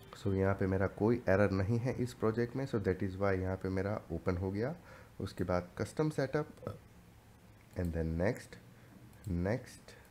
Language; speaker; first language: Hindi; native; Hindi